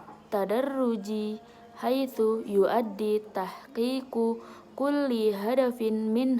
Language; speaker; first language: Arabic; non-native, learner; Indonesian